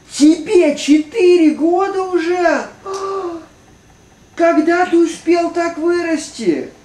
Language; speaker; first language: Russian; native; Russian